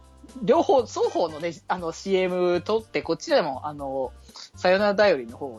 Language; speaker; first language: Japanese; native; Japanese